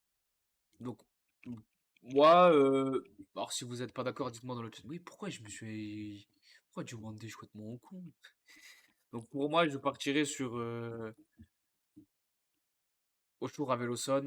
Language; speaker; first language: French; native; French